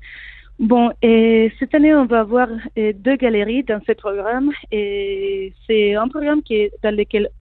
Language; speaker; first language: French; non-native, learner; Spanish